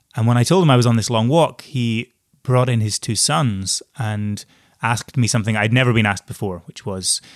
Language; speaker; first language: English; native; English